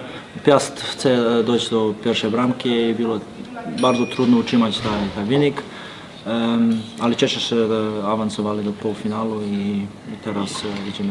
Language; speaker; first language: Polish; non-native, learner; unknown